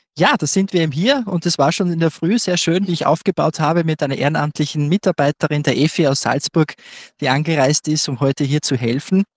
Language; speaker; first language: German; native; German